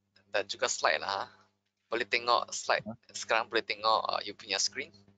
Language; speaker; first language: Malay; non-native, local second language; Chinese